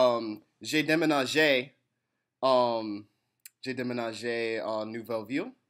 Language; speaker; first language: French; non-native, learner; English